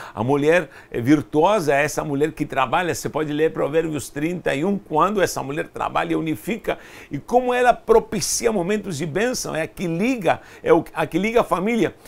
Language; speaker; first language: Portuguese; non-native, fluent; Spanish